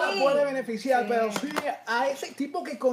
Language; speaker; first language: Spanish; native; Spanish